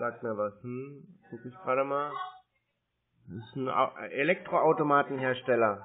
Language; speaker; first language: German; native; German